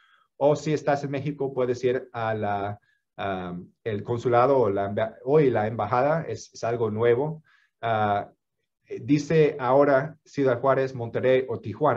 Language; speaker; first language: Spanish; non-native, fluent; English